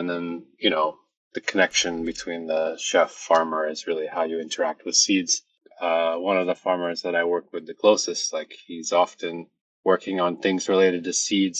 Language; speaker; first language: English; native; English